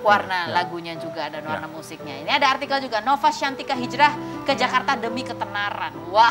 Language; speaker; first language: Indonesian; native; Indonesian